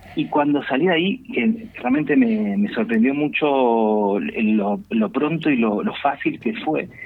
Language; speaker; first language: Spanish; native; Spanish